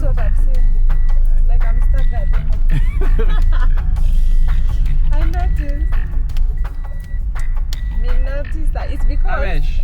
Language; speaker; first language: English; non-native, local second language; Swahili